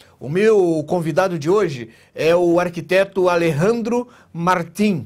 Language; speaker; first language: Portuguese; native; Portuguese